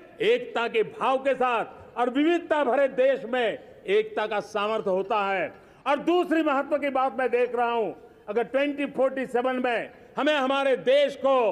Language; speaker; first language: Hindi; non-native, local second language; Gujarati